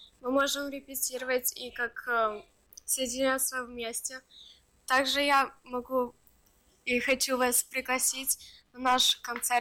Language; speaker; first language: Russian; early bilingual, other home language; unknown